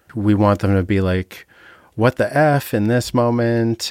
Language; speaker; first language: English; native; English